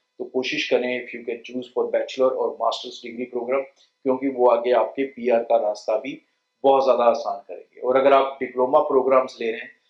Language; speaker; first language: Hindi; non-native, local second language; Punjabi